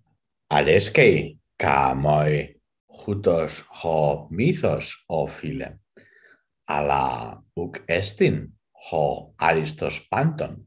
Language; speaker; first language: Greek; non-native, fluent; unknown